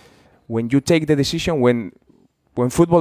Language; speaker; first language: English; non-native, fluent; Spanish